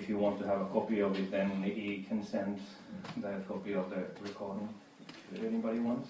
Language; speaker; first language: English; non-native, fluent; Finnish